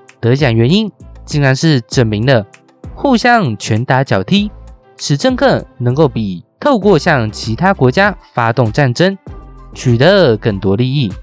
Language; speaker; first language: Chinese; native; Chinese